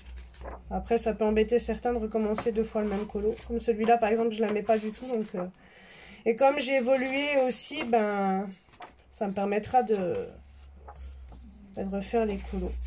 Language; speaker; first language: French; native; French